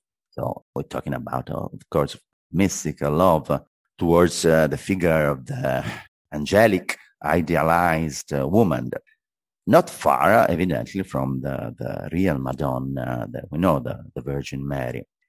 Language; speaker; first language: English; non-native, fluent; Italian